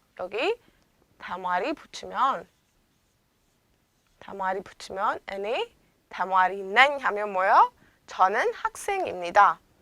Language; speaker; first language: Korean; non-native, fluent; Amharic